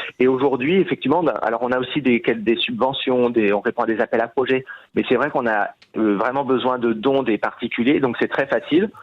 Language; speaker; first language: French; native; French